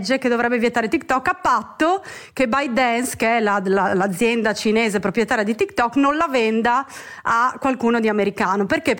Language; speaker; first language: Italian; native; Italian